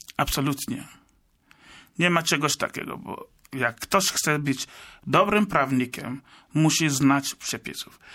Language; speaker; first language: Polish; non-native, fluent; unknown